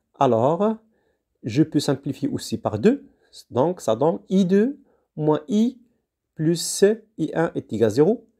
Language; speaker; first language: French; non-native, local second language; Arabic